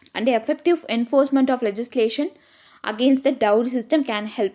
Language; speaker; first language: English; non-native, local second language; Tamil